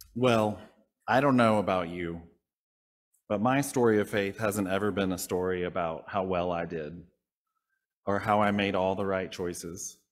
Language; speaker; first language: English; native; English